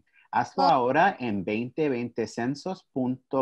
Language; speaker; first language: Spanish; early bilingual, heritage; English